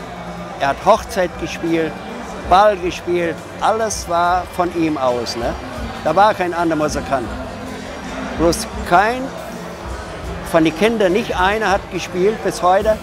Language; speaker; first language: German; early bilingual, heritage; German